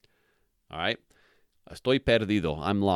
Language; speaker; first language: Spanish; non-native, fluent; English